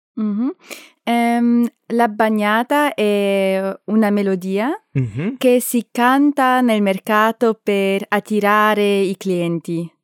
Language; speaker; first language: Italian; non-native, learner; German